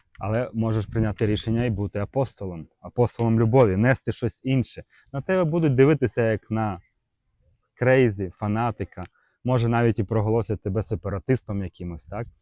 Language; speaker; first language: Ukrainian; non-native, local second language; Russian